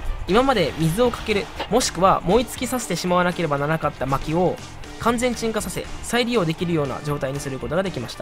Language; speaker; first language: Japanese; native; Japanese